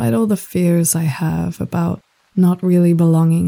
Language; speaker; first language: English; native; English